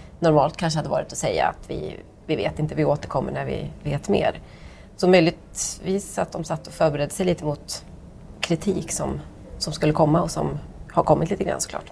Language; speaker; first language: Swedish; native; Swedish